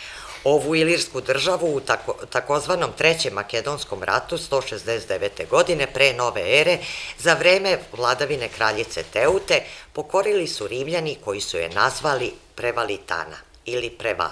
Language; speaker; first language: Serbian; native; Serbian